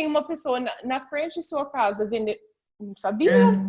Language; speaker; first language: Portuguese; non-native, fluent; English